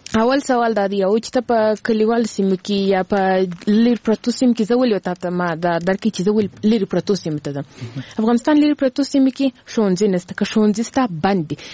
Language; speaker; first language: Pashto; early bilingual, heritage; Pashto